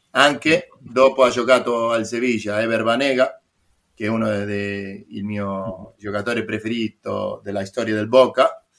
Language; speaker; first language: Italian; non-native, learner; Spanish